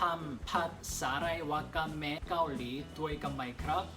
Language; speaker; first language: Thai; non-native, learner; Korean